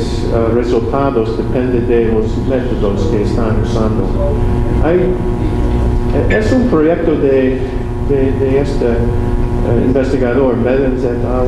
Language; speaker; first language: Spanish; non-native, learner; English